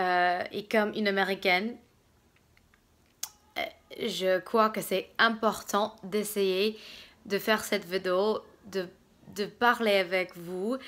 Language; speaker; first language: French; non-native, fluent; English